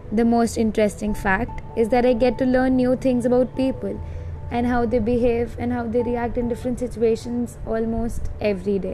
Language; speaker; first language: English; non-native, local second language; Hindi